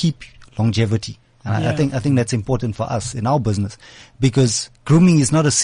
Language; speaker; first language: English; native; English